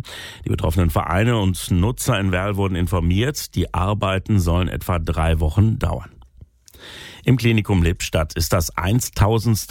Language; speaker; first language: German; native; German